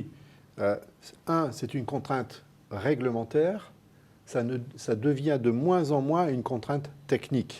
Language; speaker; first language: French; native; French